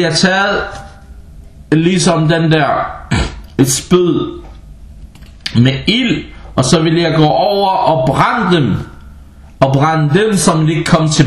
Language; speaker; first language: Danish; non-native, fluent; Arabic